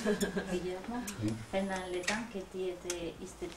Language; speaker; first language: French; non-native, learner; Spanish